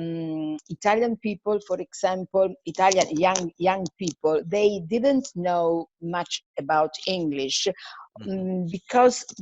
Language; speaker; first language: English; non-native, fluent; Italian